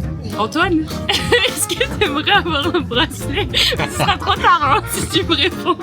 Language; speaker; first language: French; native; French